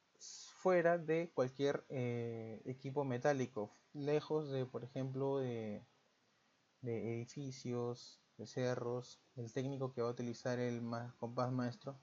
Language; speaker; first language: Spanish; native; Spanish